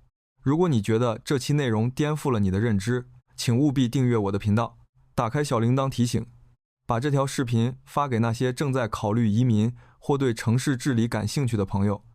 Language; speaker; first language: Chinese; native; Chinese